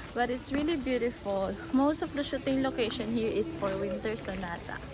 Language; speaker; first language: English; non-native, local second language; Filipino